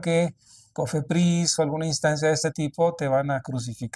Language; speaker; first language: Spanish; native; Spanish